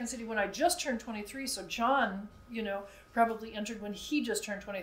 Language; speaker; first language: English; native; English